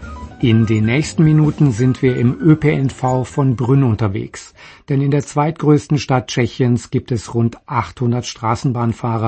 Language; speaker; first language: German; native; German